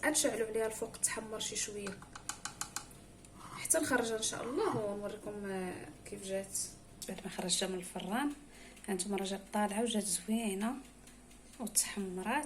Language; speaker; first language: Arabic; native; Arabic